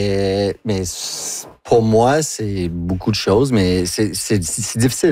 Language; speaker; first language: French; non-native, local second language; English